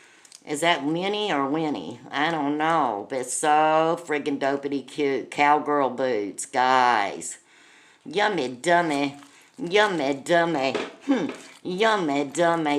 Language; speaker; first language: English; native; English